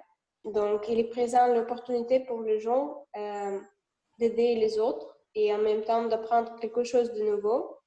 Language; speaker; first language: French; non-native, learner; Russian